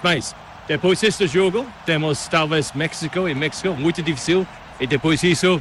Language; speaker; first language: Portuguese; non-native, learner; English